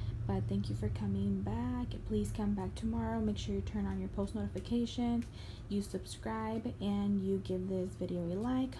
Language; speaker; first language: English; early bilingual, other home language; Spanish